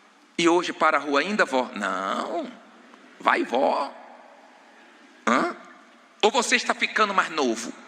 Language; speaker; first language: Portuguese; native; Portuguese